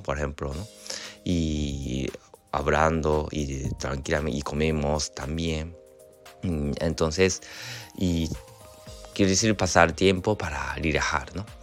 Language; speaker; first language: Spanish; non-native, learner; Japanese